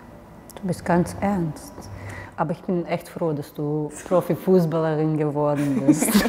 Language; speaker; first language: German; non-native, fluent; Serbian